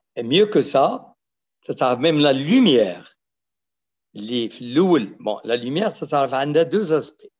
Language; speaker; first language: French; non-native, local second language; Arabic